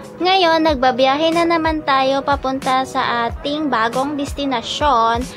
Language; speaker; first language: Filipino; native; Filipino